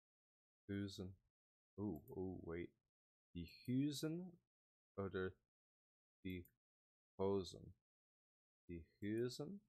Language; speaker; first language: German; non-native, learner; English